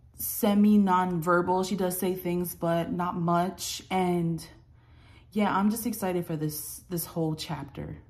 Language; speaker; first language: English; native; English